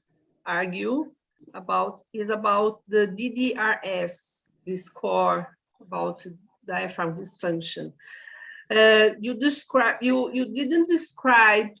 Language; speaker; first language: English; non-native, fluent; Portuguese